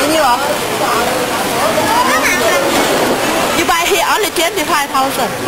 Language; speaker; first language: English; non-native, learner; Vietnamese